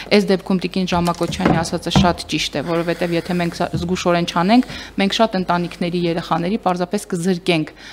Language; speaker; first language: Armenian; native; Armenian